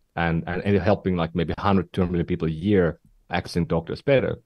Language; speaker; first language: English; non-native, fluent; Finnish